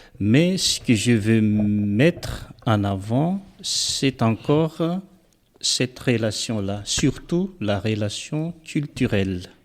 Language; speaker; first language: French; non-native, local second language; Malagasy